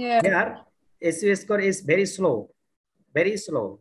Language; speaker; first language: English; non-native, learner; Bangla